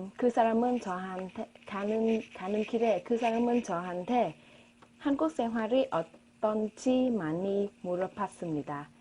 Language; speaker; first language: Korean; non-native, learner; Vietnamese